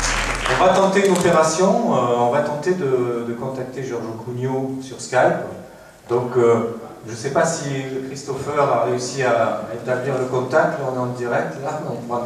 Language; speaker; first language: French; native; French